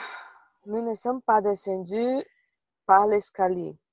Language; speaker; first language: French; non-native, learner; Portuguese